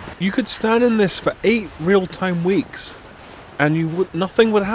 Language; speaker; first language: English; native; English